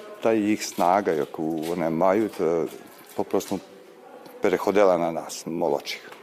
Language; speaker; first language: Ukrainian; early bilingual, heritage; Ukrainian